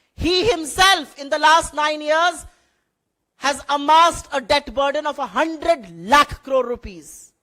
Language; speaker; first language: English; non-native, local second language; Hindi